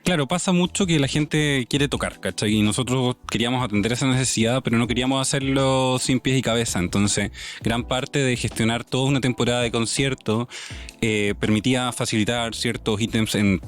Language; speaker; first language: Spanish; native; Spanish